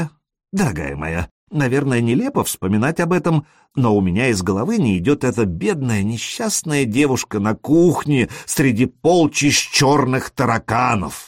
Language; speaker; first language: Russian; native; Russian